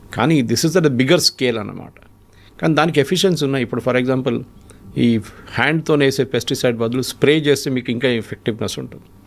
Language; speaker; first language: Telugu; non-native, fluent; Malayalam